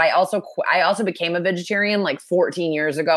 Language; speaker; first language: English; native; English